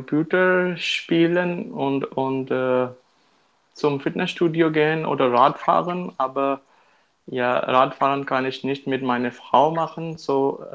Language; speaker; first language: German; non-native, learner; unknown